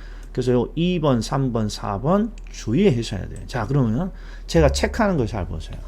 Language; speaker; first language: Korean; native; Korean